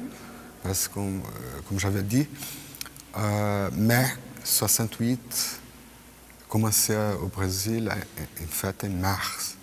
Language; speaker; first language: French; non-native, fluent; Portuguese